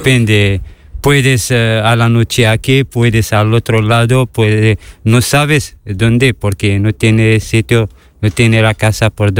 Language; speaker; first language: Spanish; non-native, learner; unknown